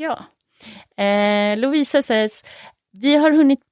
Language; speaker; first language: Swedish; native; Swedish